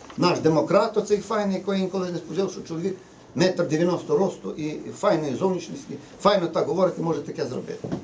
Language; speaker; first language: Ukrainian; native; Ukrainian